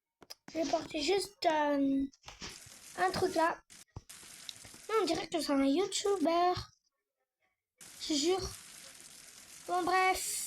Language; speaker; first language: French; native; French